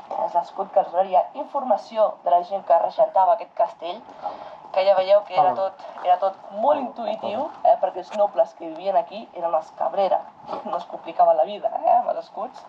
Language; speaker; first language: Catalan; native; Catalan